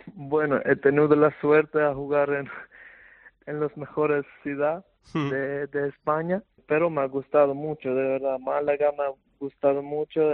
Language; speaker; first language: Spanish; non-native, fluent; Albanian